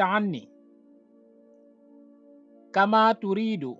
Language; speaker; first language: Arabic; non-native, fluent; Wolof